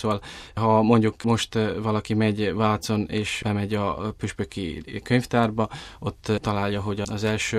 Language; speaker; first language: Hungarian; early bilingual, heritage; Italian